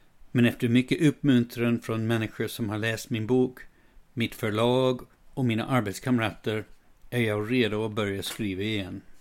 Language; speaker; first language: Swedish; non-native, fluent; English